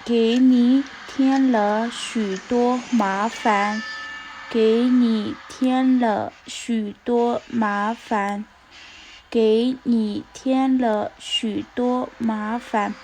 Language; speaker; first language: Chinese; non-native, local second language; Tibetan